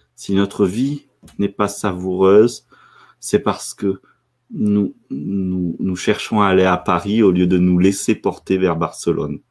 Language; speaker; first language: French; native; French